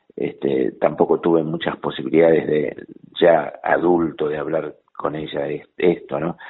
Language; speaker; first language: Spanish; native; Spanish